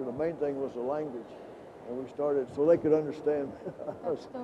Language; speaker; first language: English; native; English